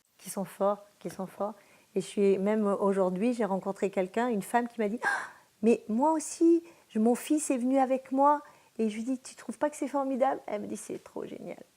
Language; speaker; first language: French; early bilingual, other home language; Spanish